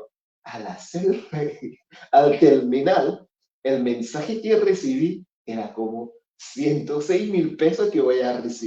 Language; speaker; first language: Spanish; non-native, fluent; Haitian Creole